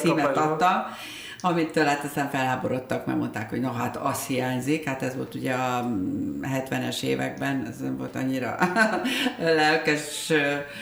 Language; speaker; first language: Hungarian; native; Hungarian